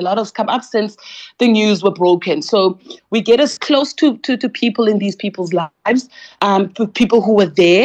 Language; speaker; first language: English; non-native, local second language; Xhosa